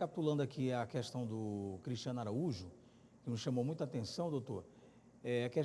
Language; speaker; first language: Portuguese; native; Portuguese